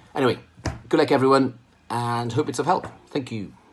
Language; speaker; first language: English; non-native, local second language; Welsh